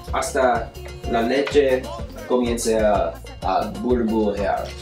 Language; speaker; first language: Spanish; non-native, learner; English